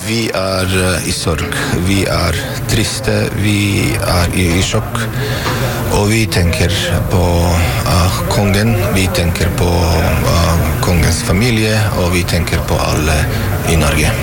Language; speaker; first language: Norwegian; non-native, fluent; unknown